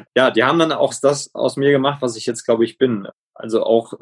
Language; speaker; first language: German; native; German